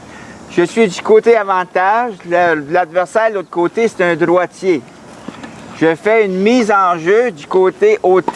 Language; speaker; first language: French; native; French